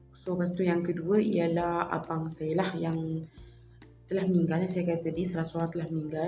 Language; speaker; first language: Malay; native; Malay